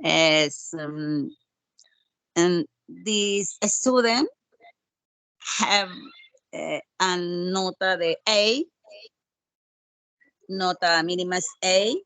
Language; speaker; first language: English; non-native, learner; Spanish